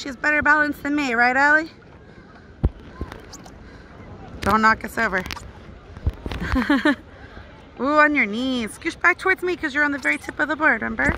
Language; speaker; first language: English; native; English